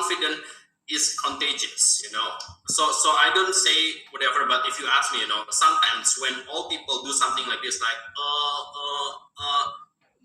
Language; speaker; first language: English; non-native, fluent; Indonesian